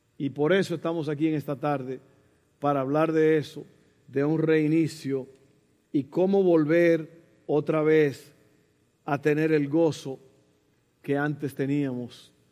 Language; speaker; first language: Spanish; early bilingual, heritage; Spanish